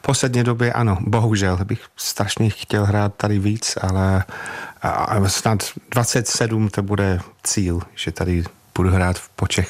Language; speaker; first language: Czech; non-native, fluent; English